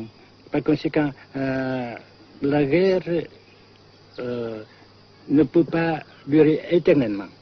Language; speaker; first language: French; non-native, local second language; Vietnamese